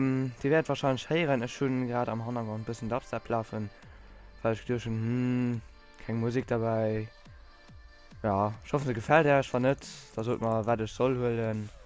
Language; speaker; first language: German; non-native, local second language; Luxembourgish